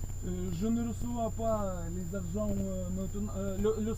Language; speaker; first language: French; non-native, learner; Russian